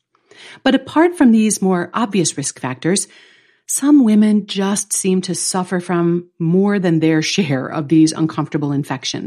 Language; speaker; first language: English; native; English